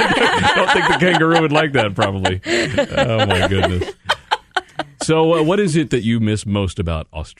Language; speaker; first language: English; native; English